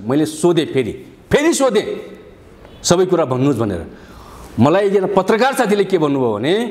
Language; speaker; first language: Nepali; non-native, local second language; Dangaura Tharu